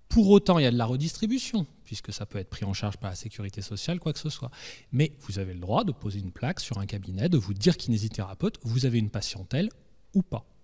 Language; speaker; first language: French; native; French